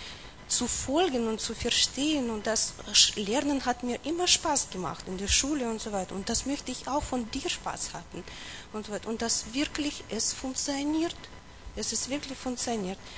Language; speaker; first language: German; non-native, learner; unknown